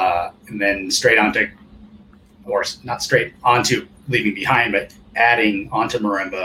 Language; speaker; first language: English; early bilingual, other home language; Japanese